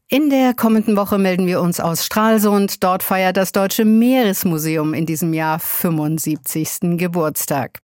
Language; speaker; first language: German; native; German